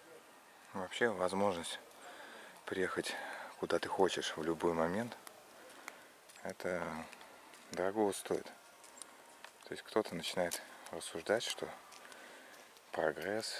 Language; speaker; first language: Russian; native; Russian